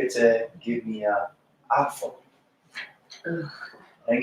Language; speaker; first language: German; non-native, learner; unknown